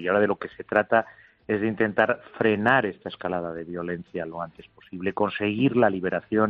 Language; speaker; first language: Spanish; native; Spanish